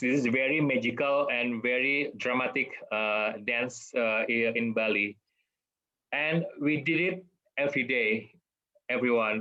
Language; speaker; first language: English; non-native, fluent; Indonesian